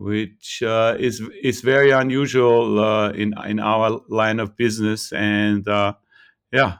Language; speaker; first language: English; non-native, fluent; German